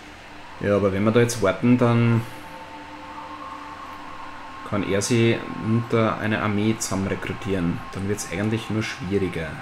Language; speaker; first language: German; native; German